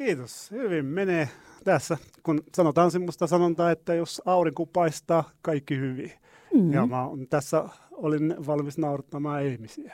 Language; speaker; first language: Finnish; non-native, learner; Arabic